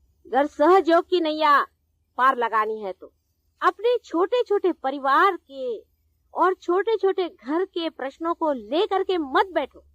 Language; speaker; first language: Hindi; non-native, local second language; Marathi